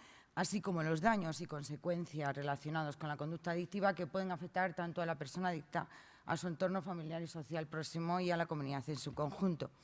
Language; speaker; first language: Spanish; native; Spanish